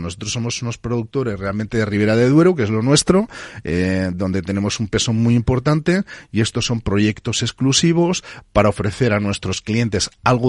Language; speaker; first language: Spanish; native; Spanish